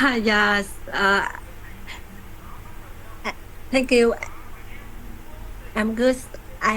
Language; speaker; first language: English; non-native, learner; Vietnamese